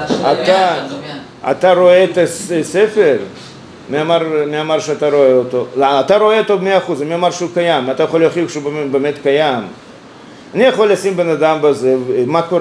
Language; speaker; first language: Hebrew; non-native, fluent; Russian